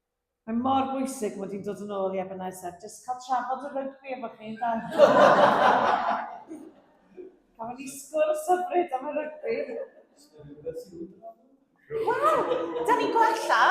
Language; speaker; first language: Welsh; native; Welsh